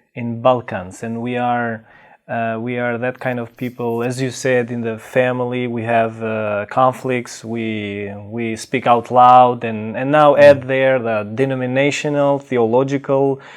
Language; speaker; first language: English; non-native, fluent; Albanian